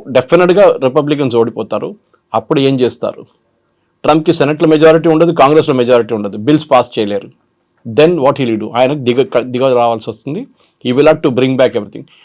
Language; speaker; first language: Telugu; non-native, local second language; Malayalam